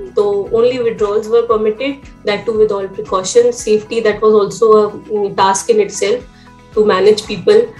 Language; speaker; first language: Hindi; native; Hindi